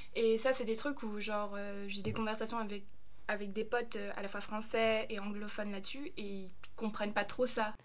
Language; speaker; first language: French; early bilingual, other home language; German